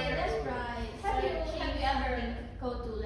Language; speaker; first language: English; non-native, fluent; Indonesian